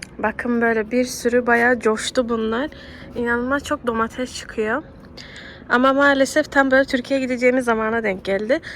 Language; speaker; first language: Turkish; early bilingual, heritage; Turkish